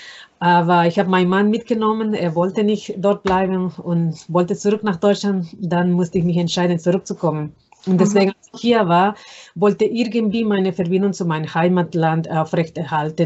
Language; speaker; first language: German; non-native, fluent; Spanish